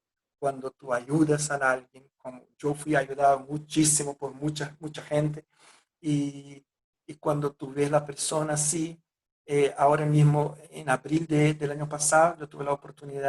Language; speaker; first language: Spanish; non-native, fluent; Portuguese